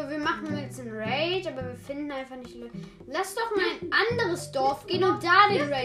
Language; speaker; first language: German; native; German